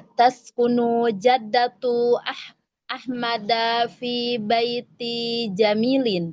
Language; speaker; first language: Arabic; non-native, learner; Indonesian